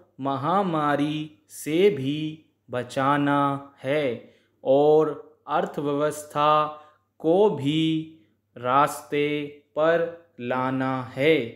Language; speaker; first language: Hindi; native; Hindi